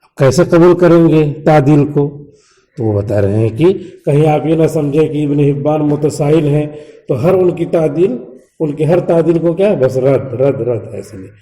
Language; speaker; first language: Urdu; native; Urdu